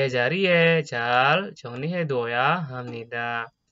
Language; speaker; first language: Korean; non-native, fluent; Indonesian